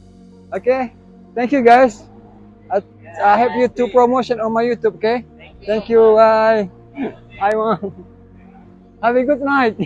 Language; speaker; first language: English; non-native, learner; Indonesian